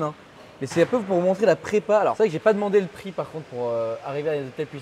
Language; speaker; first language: French; native; French